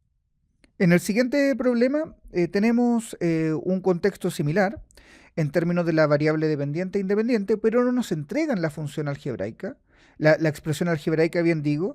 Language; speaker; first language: Spanish; native; Spanish